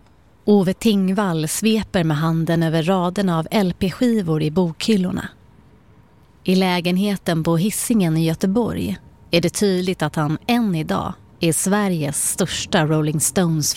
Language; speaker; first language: Swedish; native; Swedish